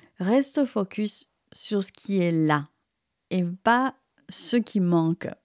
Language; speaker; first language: French; non-native, fluent; Spanish